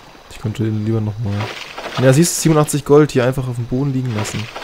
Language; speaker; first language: German; native; German